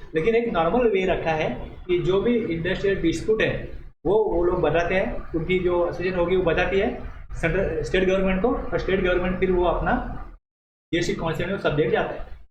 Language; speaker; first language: Hindi; non-native, local second language; Marathi